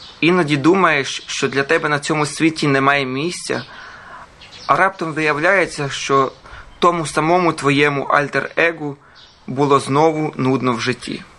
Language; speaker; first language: Ukrainian; early bilingual, heritage; Croatian